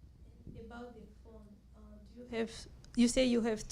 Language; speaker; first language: English; non-native, learner; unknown